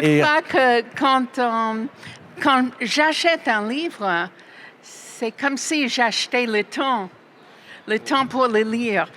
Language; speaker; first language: French; non-native, fluent; English